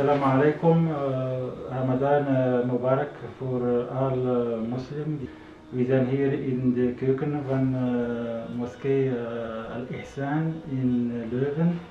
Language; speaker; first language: Dutch; non-native, learner; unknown